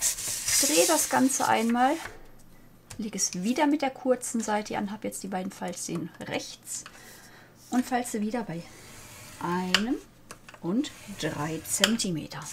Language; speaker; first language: German; native; German